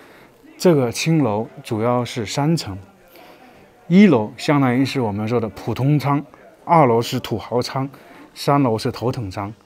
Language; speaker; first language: Chinese; native; Chinese